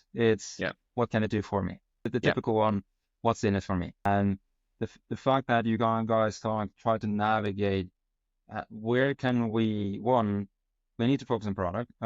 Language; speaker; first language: English; non-native, fluent; Norwegian